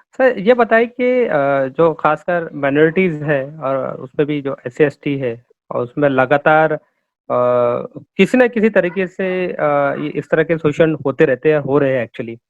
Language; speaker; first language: Hindi; native; Hindi